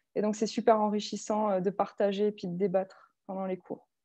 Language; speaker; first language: French; native; French